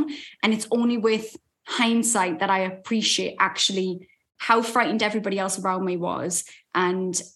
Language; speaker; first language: English; native; English